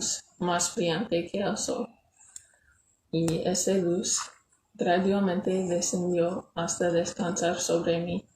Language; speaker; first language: Spanish; non-native, learner; English